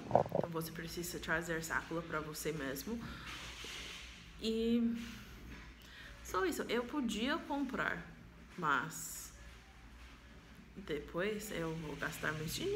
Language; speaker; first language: Portuguese; non-native, learner; English